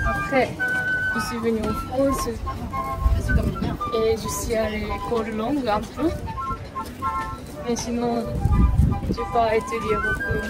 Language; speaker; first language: French; non-native, learner; Japanese